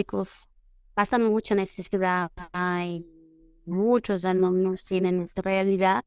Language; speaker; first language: Spanish; non-native, fluent; Portuguese